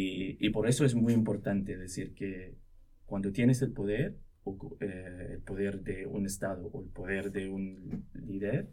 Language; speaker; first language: Spanish; non-native, local second language; Arabic